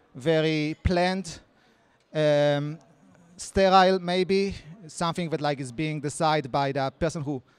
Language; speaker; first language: English; non-native, fluent; Hebrew